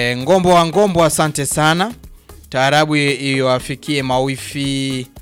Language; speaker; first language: Swahili; native; Swahili